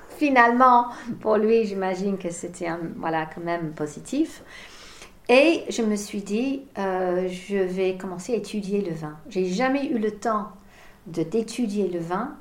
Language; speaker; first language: French; non-native, fluent; English